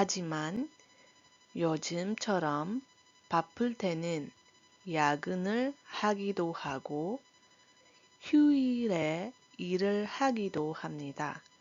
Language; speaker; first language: Korean; non-native, fluent; Iloko